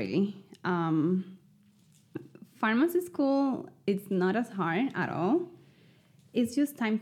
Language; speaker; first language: English; non-native, fluent; Spanish